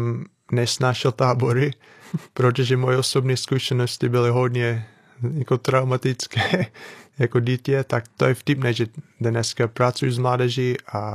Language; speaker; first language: Czech; non-native, fluent; English